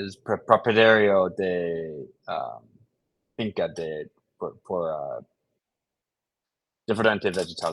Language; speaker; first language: Spanish; non-native, learner; English